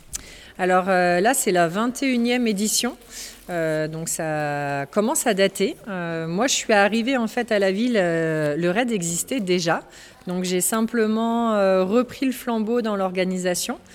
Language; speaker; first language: French; native; French